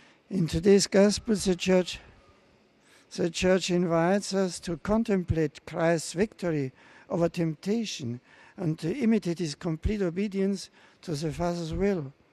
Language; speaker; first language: English; non-native, fluent; German